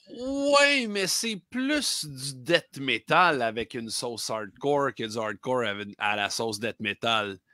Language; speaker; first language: French; native; French